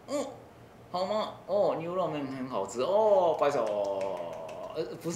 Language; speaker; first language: Chinese; non-native, learner; Japanese